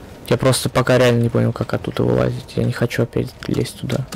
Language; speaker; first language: Russian; native; Russian